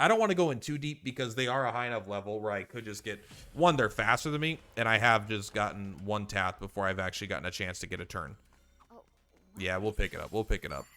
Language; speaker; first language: English; native; English